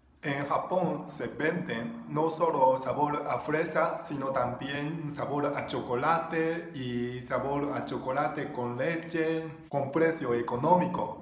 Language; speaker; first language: Spanish; non-native, learner; Japanese